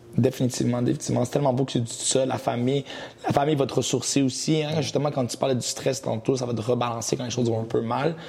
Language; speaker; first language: French; early bilingual, other home language; Portuguese